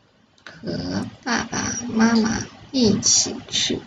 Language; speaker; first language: Chinese; non-native, learner; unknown